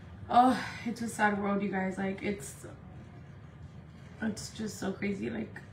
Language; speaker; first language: English; early bilingual, other home language; Spanish